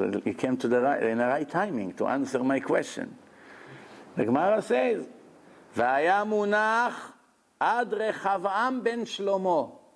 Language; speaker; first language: English; non-native, fluent; Hebrew